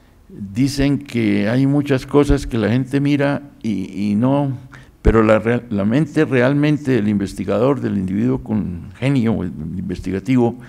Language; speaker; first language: Spanish; native; Spanish